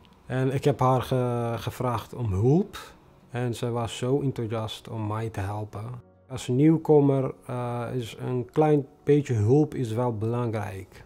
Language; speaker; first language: Dutch; non-native, fluent; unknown